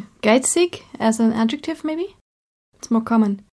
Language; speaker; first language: English; non-native, fluent; German